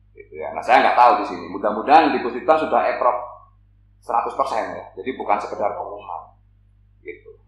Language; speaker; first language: Indonesian; native; Indonesian